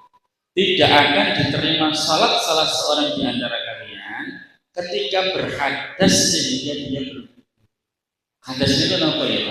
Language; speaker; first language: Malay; non-native, local second language; Javanese